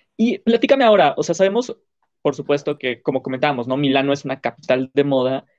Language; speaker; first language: Spanish; native; Spanish